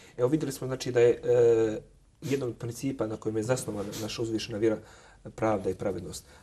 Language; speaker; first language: Bosnian; native; Bosnian